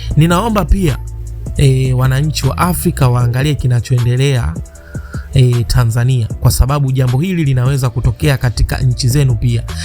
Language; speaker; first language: Swahili; native; Swahili